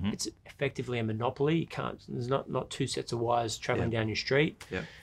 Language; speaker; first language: English; native; English